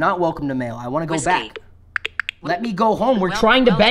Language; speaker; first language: English; native; English